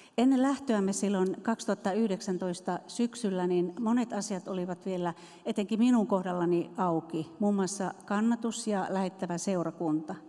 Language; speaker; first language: Finnish; native; Finnish